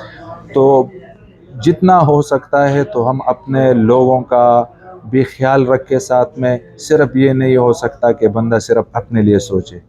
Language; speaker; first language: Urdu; non-native, local second language; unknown